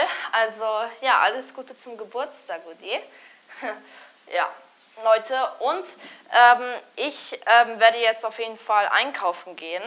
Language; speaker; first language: German; early bilingual, other home language; Hungarian